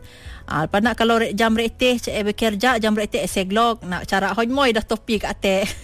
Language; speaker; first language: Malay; non-native, local second language; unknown